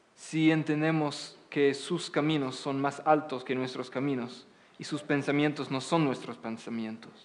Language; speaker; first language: Spanish; non-native, fluent; English